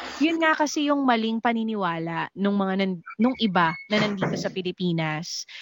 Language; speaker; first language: Filipino; native; Filipino